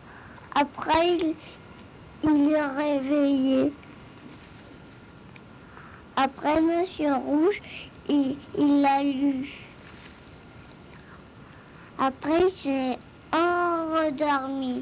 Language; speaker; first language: French; early bilingual, other home language; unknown